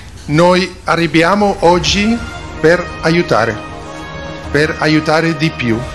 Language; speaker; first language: Italian; non-native, fluent; Spanish